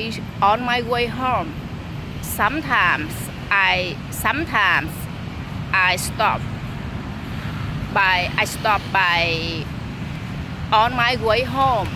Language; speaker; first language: English; non-native, learner; Vietnamese